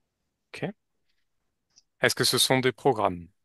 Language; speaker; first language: French; native; French